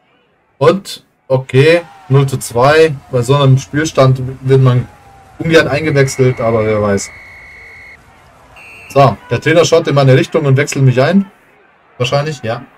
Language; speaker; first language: German; native; German